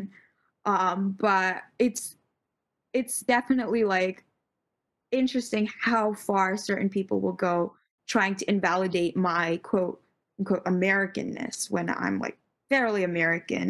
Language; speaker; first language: English; early bilingual, other home language; Tamil